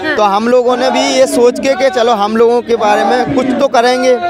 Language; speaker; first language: Hindi; native; Hindi